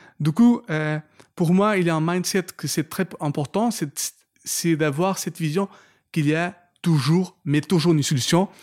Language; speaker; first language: French; non-native, fluent; Portuguese